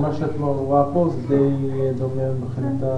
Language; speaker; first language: Hebrew; non-native, fluent; English